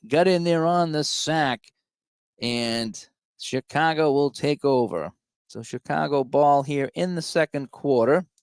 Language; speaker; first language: English; native; English